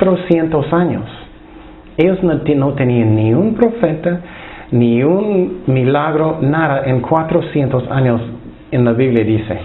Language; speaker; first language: Spanish; non-native, fluent; English